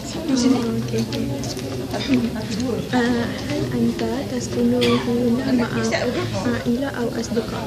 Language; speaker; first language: Arabic; non-native, learner; Malay